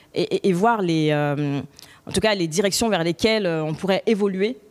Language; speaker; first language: French; native; French